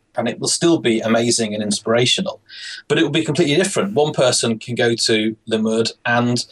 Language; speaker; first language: English; native; English